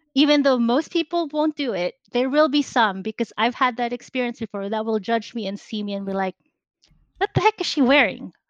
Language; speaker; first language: English; non-native, local second language; Filipino